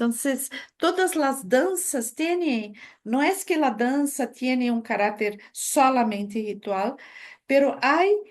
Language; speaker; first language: Spanish; non-native, fluent; Portuguese